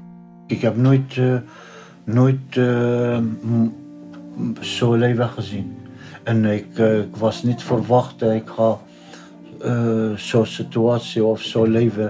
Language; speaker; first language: Dutch; non-native, learner; Arabic